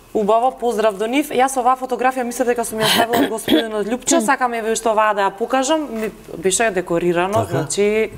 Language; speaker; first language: Macedonian; native; Macedonian